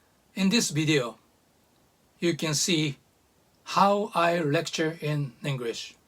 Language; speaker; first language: English; non-native, learner; Japanese